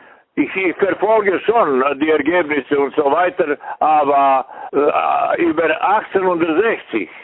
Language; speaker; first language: German; non-native, fluent; Serbian